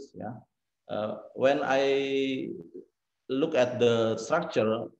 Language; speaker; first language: English; non-native, learner; Indonesian